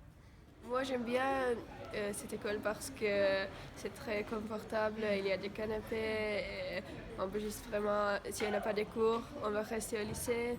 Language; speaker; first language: French; non-native, fluent; Finnish